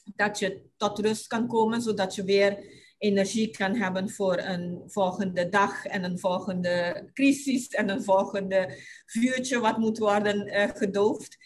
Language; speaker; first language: Dutch; non-native, local second language; Papiamento